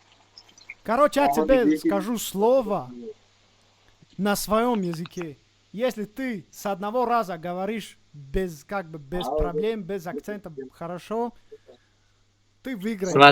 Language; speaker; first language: Russian; non-native, local second language; Tajik